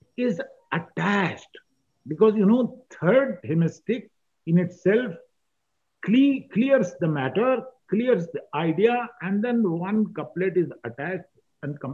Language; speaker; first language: English; non-native, local second language; Urdu